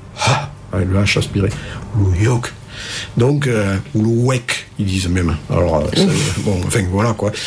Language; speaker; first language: French; native; French